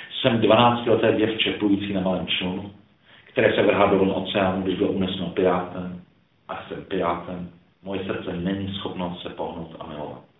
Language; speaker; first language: Czech; early bilingual, other home language; Croatian